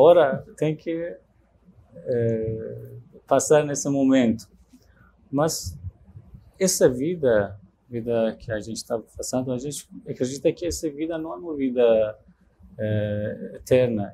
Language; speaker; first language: Portuguese; non-native, learner; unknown